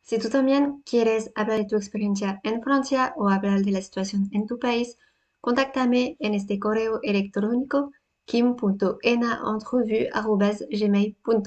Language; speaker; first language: Spanish; non-native, learner; French